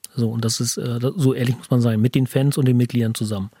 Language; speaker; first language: German; native; German